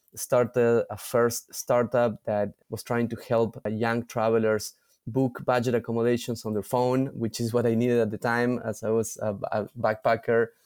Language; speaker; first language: English; non-native, fluent; Spanish